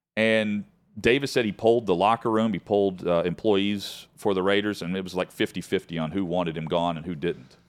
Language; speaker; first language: English; native; English